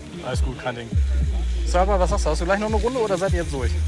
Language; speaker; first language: German; native; German